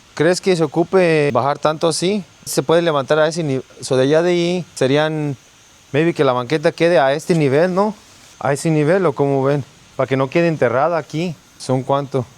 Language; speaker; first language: Spanish; early bilingual, heritage; Spanish